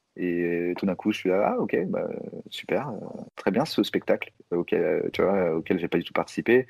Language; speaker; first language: French; native; French